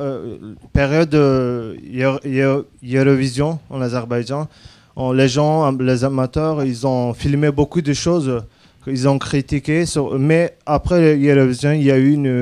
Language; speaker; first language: French; non-native, learner; Azerbaijani